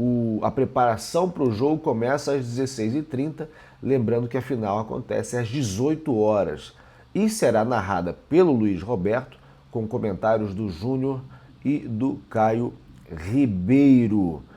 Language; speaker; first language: Portuguese; native; Portuguese